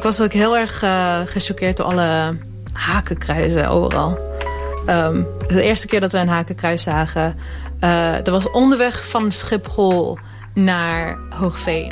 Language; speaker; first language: Dutch; native; Dutch